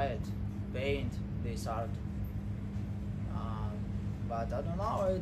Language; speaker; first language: English; non-native, learner; Ukrainian